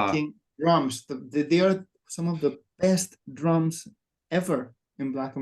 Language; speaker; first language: English; non-native, fluent; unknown